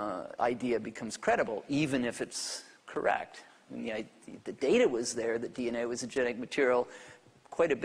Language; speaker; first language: English; native; English